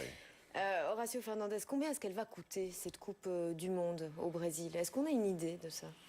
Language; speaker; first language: French; native; French